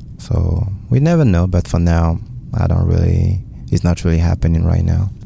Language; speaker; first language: English; early bilingual, other home language; French